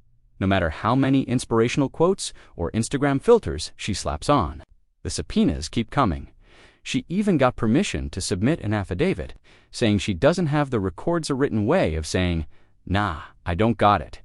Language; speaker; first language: English; native; English